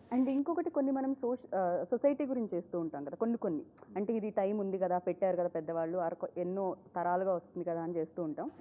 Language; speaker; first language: Telugu; native; Telugu